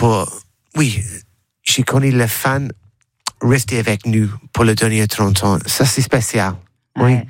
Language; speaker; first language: French; non-native, learner; English